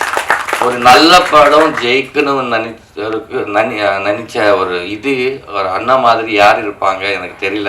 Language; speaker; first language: Tamil; non-native, learner; Telugu